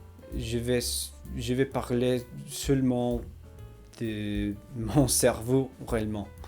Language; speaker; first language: French; non-native, learner; English